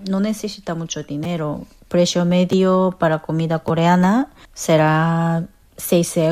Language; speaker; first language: Spanish; non-native, fluent; Korean